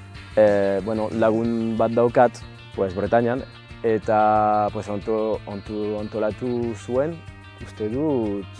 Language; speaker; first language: Basque; non-native, local second language; French